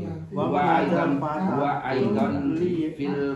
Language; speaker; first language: Arabic; non-native, learner; Indonesian